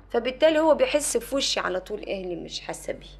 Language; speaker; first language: Arabic; native; Arabic